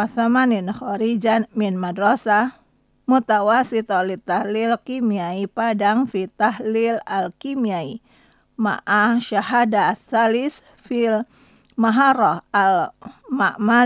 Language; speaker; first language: Arabic; non-native, fluent; Indonesian